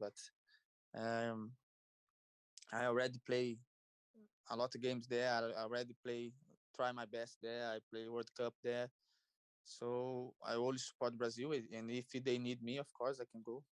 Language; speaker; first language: English; non-native, learner; Portuguese